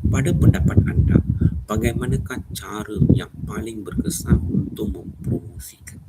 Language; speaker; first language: Malay; non-native, local second language; Tamil